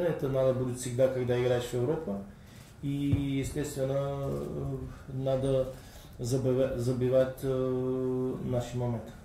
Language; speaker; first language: Russian; non-native, learner; Bulgarian